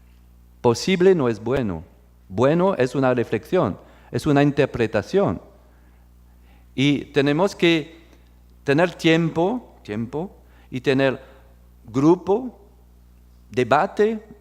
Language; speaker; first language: Spanish; non-native, fluent; French